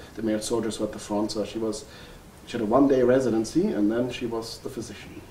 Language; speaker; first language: English; non-native, fluent; German